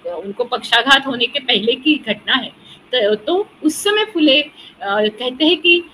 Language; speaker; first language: Hindi; non-native, local second language; Marathi